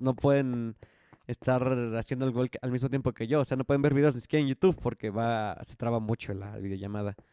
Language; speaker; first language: Spanish; native; Spanish